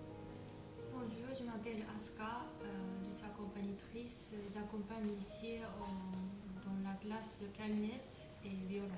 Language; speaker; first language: French; non-native, learner; Japanese